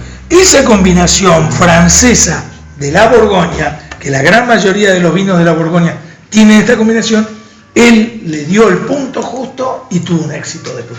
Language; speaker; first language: Spanish; native; Spanish